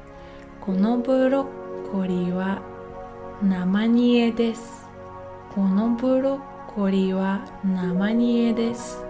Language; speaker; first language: Japanese; non-native, fluent; English